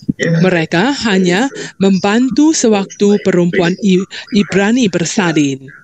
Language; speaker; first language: Malay; non-native, local second language; Chinese